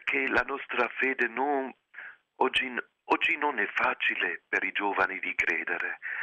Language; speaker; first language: Italian; non-native, fluent; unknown